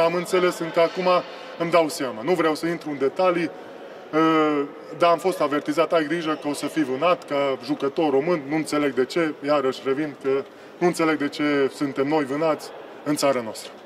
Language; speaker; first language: Romanian; non-native, local second language; Hungarian